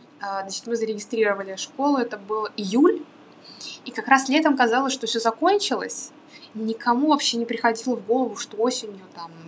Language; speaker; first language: Russian; native; Russian